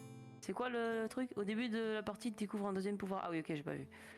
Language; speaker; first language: French; native; French